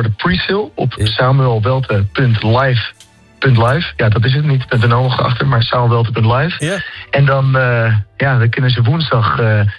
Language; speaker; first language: Dutch; native; Dutch